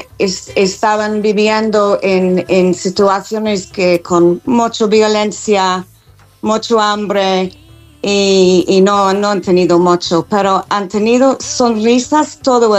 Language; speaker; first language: Spanish; non-native, fluent; English